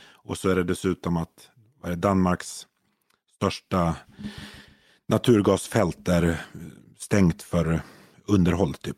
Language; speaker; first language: Swedish; native; Swedish